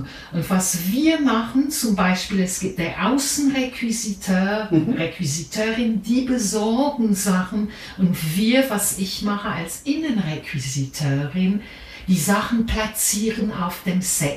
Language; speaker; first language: German; non-native, fluent; English